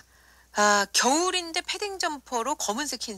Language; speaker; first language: Korean; native; Korean